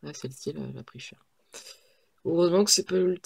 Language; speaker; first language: French; native; French